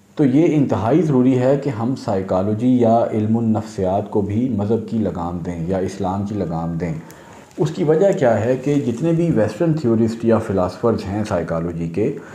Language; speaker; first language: Urdu; native; Urdu